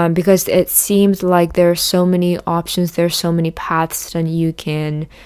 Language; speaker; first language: English; early bilingual, other home language; Japanese